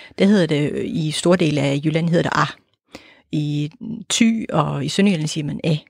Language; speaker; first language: Danish; native; Danish